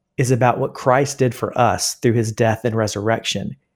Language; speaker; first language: English; native; English